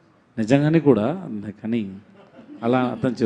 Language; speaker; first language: Telugu; non-native, learner; Tamil